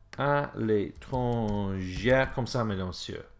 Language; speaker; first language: French; non-native, fluent; English